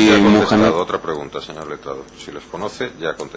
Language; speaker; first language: Spanish; native; Spanish